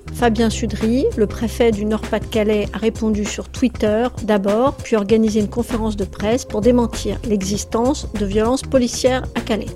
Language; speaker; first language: French; native; French